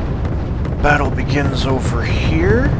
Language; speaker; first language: English; native; English